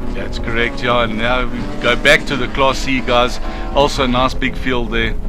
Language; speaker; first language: English; native; English